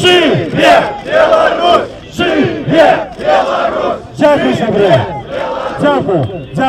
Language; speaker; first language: Belarusian; non-native, local second language; Russian